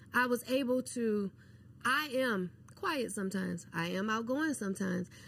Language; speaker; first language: English; native; English